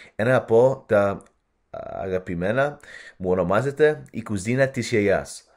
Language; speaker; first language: Greek; early bilingual, heritage; English